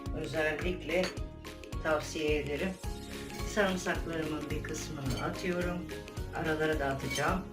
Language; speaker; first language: Turkish; native; Turkish